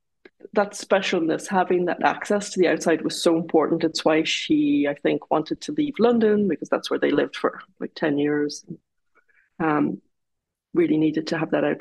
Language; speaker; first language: English; native; English